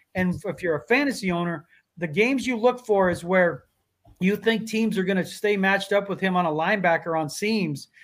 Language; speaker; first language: English; native; English